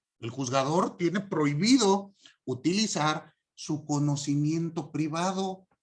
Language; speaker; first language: Spanish; native; Spanish